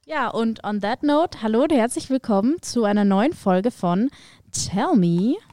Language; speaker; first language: German; native; German